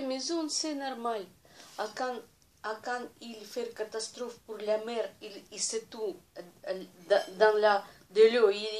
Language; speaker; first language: French; non-native, learner; Russian